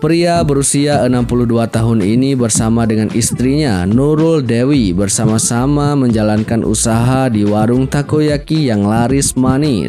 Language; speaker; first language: Indonesian; native; Indonesian